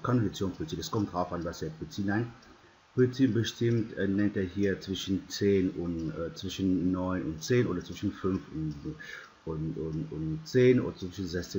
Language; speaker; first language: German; non-native, fluent; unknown